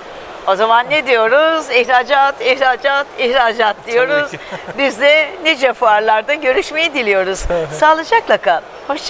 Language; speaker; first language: Turkish; native; Turkish